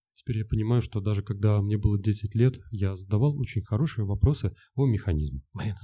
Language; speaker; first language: Russian; native; Russian